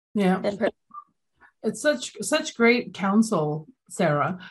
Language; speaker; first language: English; native; English